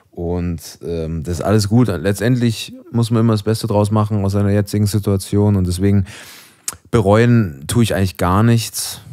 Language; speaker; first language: German; native; German